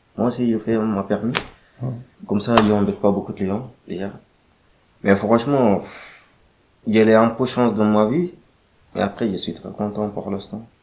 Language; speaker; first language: French; non-native, learner; Arabic